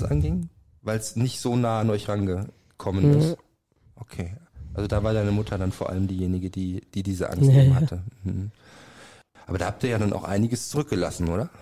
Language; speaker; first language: German; native; German